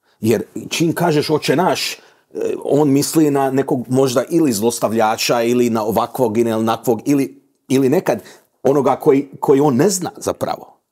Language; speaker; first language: Croatian; early bilingual, heritage; Croatian